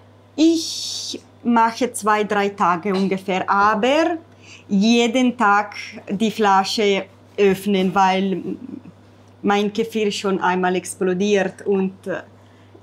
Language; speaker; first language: German; non-native, fluent; Italian